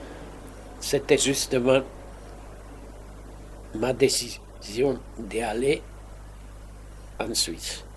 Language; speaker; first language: French; non-native, fluent; Spanish